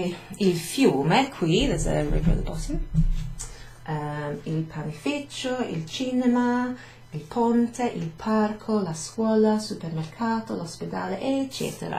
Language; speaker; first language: Italian; non-native, fluent; English